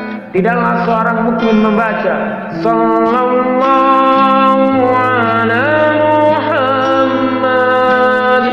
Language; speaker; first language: Indonesian; native; Indonesian